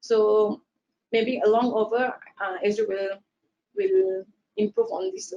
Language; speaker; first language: English; non-native, local second language; Malay